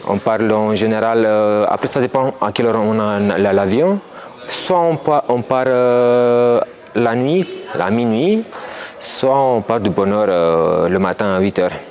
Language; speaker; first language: French; non-native, fluent; Romanian